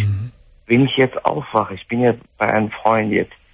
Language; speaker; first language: German; non-native, fluent; Arabic